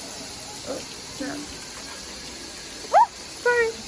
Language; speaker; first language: English; native; English